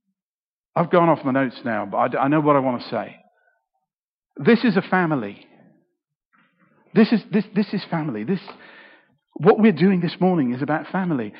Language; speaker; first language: English; native; English